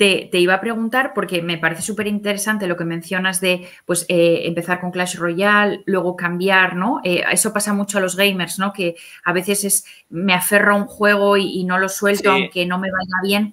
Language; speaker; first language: Spanish; native; Spanish